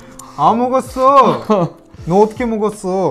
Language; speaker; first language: Korean; non-native, learner; Russian